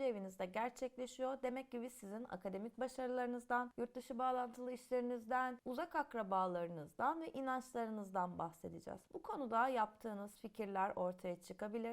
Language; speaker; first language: Turkish; native; Turkish